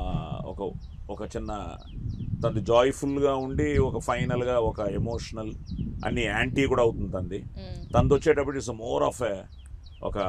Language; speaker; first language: Telugu; native; Telugu